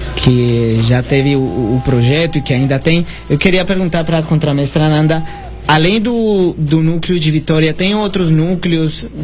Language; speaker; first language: Portuguese; non-native, fluent; Spanish